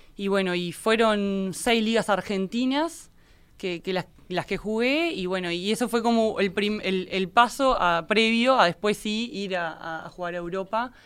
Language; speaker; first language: Spanish; native; Spanish